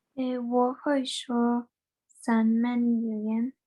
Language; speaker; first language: Chinese; non-native, learner; Norwegian